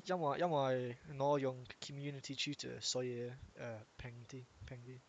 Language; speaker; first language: Cantonese; non-native, learner; English